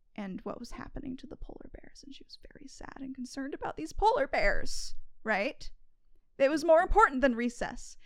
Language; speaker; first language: English; native; English